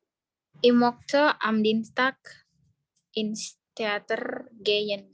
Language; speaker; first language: German; non-native, learner; Indonesian